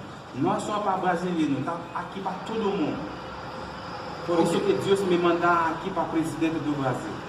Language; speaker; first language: Portuguese; non-native, learner; Haitian Creole